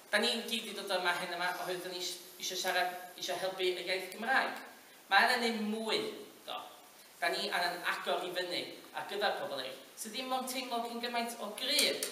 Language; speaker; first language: Welsh; native; Welsh